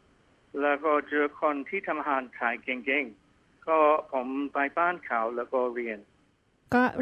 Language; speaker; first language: Thai; non-native, fluent; English